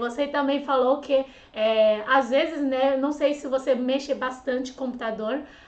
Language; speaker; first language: Portuguese; non-native, fluent; Chinese